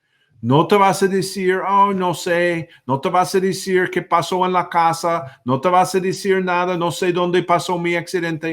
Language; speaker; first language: Spanish; non-native, fluent; English